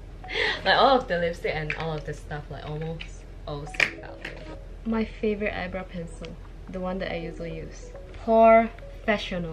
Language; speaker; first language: English; non-native, fluent; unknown